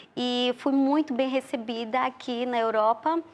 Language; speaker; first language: Portuguese; non-native, local second language; Ticuna